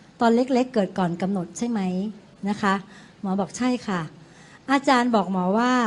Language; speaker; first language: Thai; native; Thai